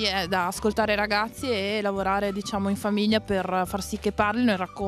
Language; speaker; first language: Italian; native; Italian